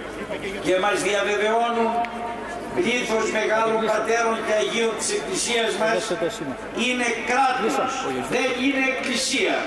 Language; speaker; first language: Greek; native; Greek